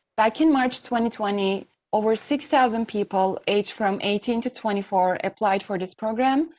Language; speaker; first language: English; non-native, fluent; Turkish